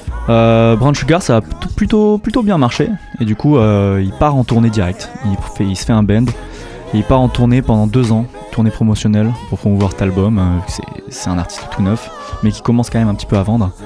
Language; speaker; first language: French; native; French